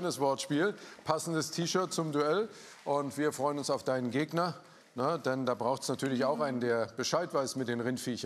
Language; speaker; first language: German; native; German